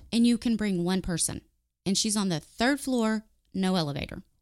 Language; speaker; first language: English; native; English